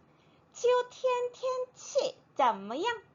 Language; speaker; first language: Chinese; non-native, fluent; Korean